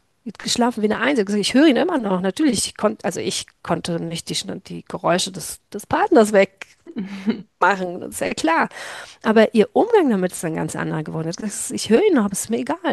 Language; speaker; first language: German; native; German